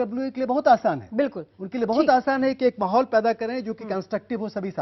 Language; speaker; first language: Hindi; native; Hindi